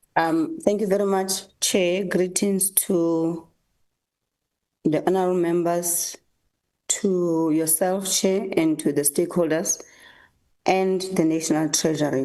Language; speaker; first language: English; non-native, local second language; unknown